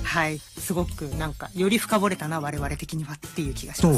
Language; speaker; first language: Japanese; native; Japanese